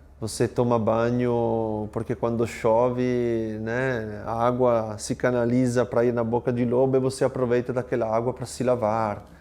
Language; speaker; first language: Portuguese; non-native, fluent; Italian